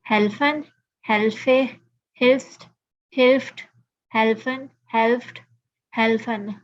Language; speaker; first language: German; non-native, learner; Urdu